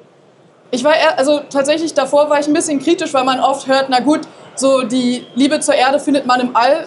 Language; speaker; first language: German; native; German